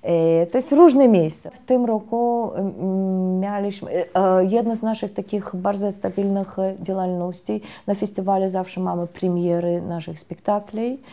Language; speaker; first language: Polish; non-native, fluent; Russian